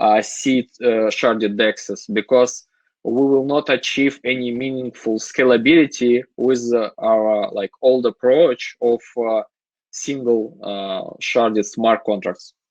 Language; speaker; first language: English; non-native, fluent; Russian